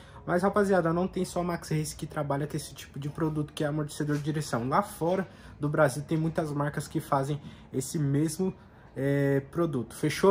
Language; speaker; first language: Portuguese; native; Portuguese